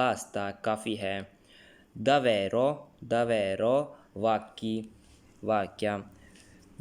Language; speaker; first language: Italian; non-native, learner; Urdu